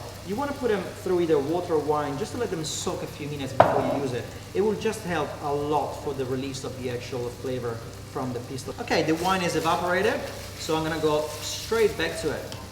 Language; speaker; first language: English; non-native, fluent; Italian